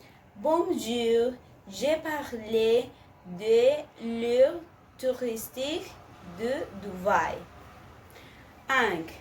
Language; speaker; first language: French; non-native, learner; Spanish